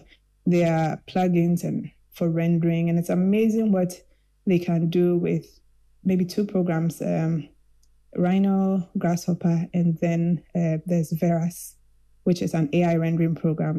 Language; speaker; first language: English; non-native, local second language; Akan